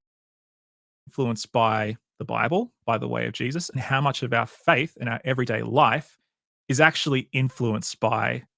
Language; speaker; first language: English; native; English